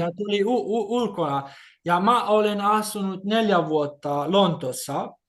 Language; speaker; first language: Finnish; non-native, learner; Albanian